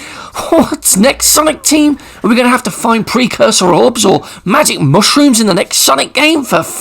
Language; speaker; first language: English; native; English